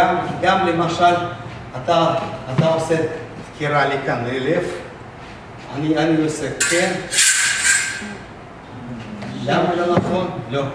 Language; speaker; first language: Hebrew; non-native, fluent; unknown